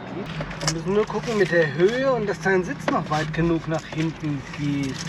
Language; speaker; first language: German; native; German